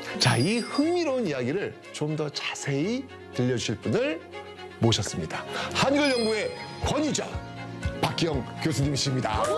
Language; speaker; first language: Korean; native; Korean